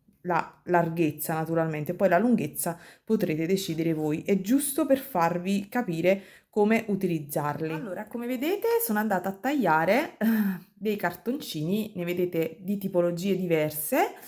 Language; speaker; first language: Italian; native; Italian